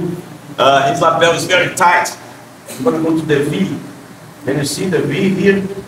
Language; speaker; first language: English; non-native, fluent; Portuguese